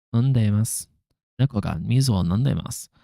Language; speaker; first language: Japanese; non-native, learner; English